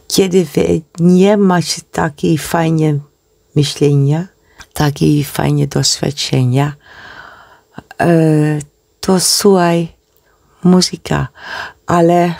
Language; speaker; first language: Polish; non-native, learner; Dutch